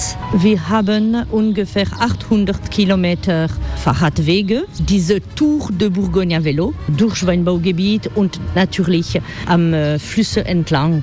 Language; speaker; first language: German; non-native, fluent; French